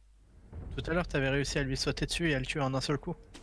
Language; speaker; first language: French; native; French